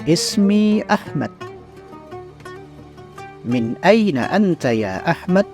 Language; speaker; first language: Arabic; non-native, fluent; Indonesian